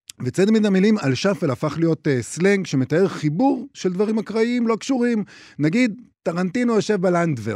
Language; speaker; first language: Hebrew; native; Hebrew